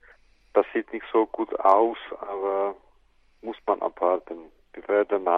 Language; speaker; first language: German; non-native, fluent; Czech